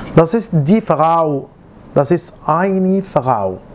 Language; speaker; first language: German; non-native, fluent; Arabic